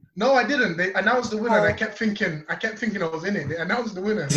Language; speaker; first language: English; non-native, local second language; Yoruba